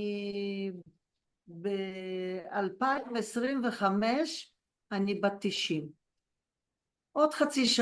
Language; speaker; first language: Hebrew; early bilingual, other home language; Polish